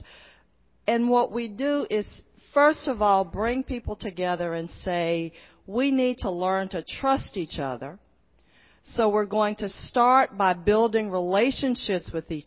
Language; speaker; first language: English; native; English